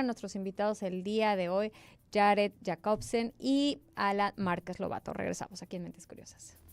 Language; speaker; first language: Spanish; native; Spanish